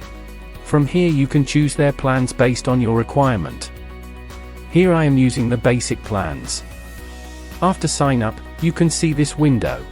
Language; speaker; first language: English; non-native, local second language; Hindi